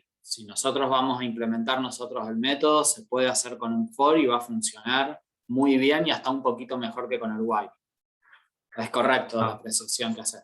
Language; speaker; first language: Spanish; native; Spanish